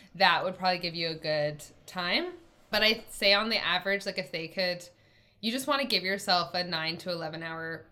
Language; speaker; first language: English; native; English